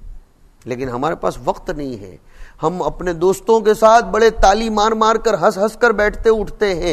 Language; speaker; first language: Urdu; non-native, local second language; Gujarati